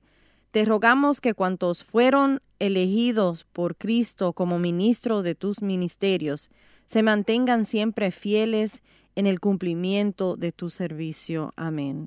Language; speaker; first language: Spanish; native; Spanish